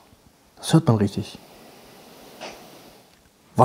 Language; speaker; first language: German; native; German